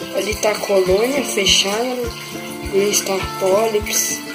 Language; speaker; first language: Portuguese; native; Portuguese